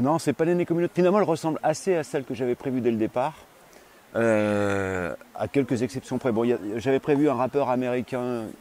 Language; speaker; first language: French; native; French